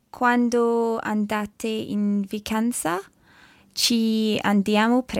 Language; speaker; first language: Italian; non-native, learner; English